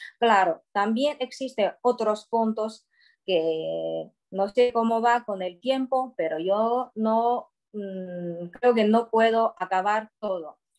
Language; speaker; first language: Spanish; non-native, fluent; Chinese